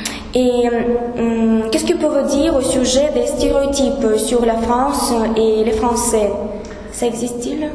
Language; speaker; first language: French; non-native, learner; Russian